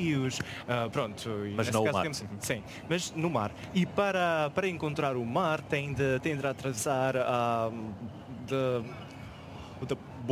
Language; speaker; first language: Portuguese; non-native, fluent; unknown